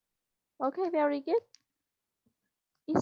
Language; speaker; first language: English; non-native, fluent; Vietnamese